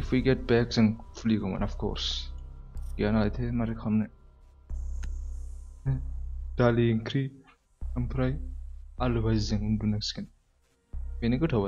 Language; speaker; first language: English; non-native, learner; Bodo